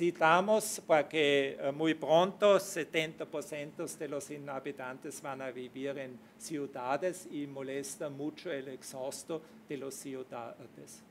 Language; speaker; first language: Spanish; non-native, fluent; German